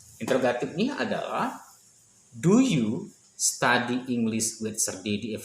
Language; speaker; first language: English; non-native, fluent; Indonesian